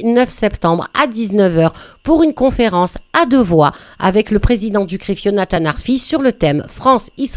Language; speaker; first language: French; native; French